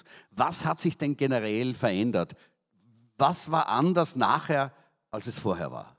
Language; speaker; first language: German; native; German